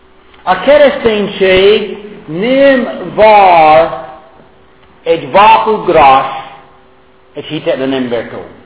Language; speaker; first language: Hungarian; non-native, fluent; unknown